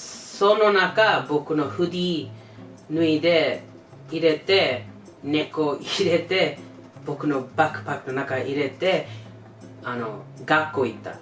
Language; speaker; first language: Japanese; non-native, learner; English